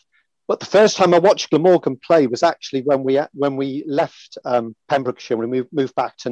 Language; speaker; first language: English; native; English